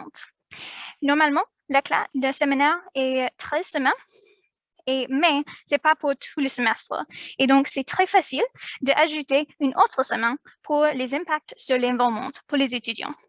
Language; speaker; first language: French; non-native, learner; English